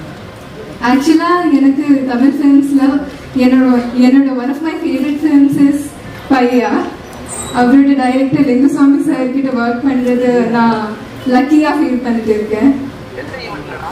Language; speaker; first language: Tamil; non-native, learner; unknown